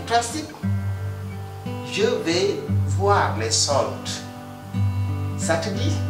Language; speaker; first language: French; non-native, fluent; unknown